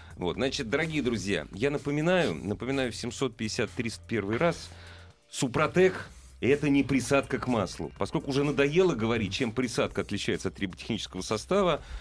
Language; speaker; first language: Russian; native; Russian